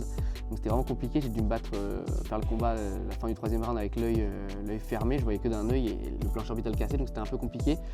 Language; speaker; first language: French; native; French